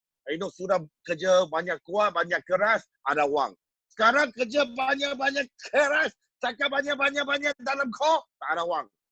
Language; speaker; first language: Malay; non-native, local second language; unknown